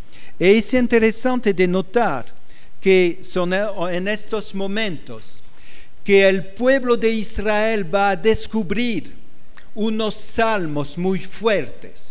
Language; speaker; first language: Spanish; non-native, fluent; French